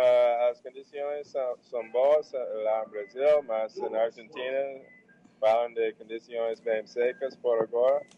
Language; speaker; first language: Portuguese; non-native, fluent; English